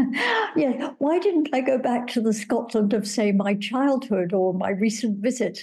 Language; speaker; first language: English; native; English